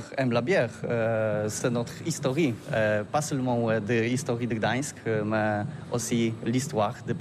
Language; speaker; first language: French; non-native, learner; Polish